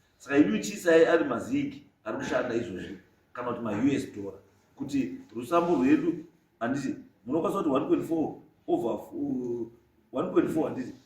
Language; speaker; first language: Shona; native; Shona